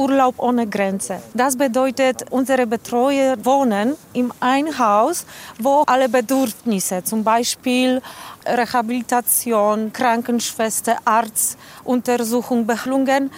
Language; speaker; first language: German; non-native, learner; Polish